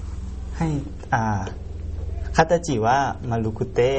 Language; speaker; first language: Japanese; non-native, learner; Thai